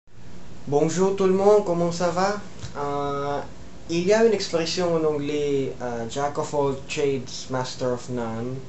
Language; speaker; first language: French; non-native, learner; Filipino